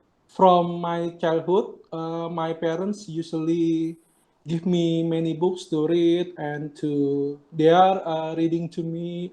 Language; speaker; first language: English; non-native, learner; Indonesian